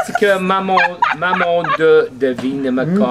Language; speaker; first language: French; non-native, learner; English